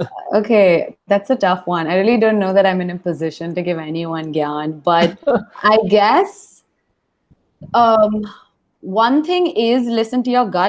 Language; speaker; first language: English; non-native, local second language; Hindi